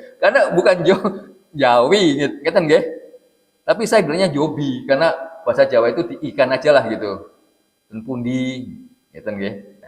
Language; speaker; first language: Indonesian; non-native, local second language; Javanese